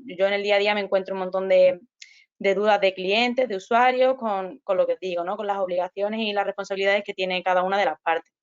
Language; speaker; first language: Spanish; native; Spanish